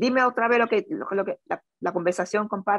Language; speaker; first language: Spanish; early bilingual, other home language; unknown